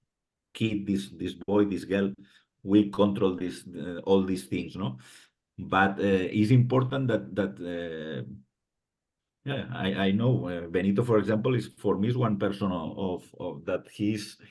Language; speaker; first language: English; non-native, fluent; Spanish